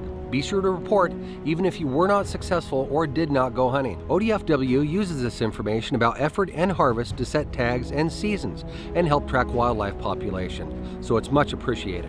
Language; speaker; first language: English; native; English